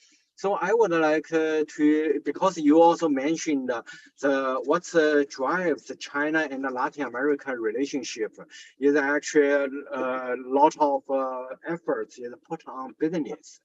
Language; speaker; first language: English; non-native, fluent; Chinese